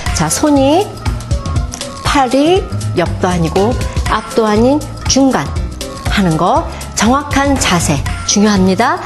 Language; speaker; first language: Korean; native; Korean